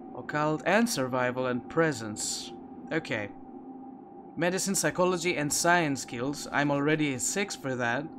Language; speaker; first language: English; non-native, fluent; Greek